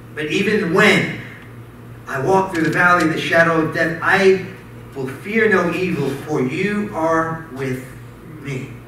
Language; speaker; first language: English; native; English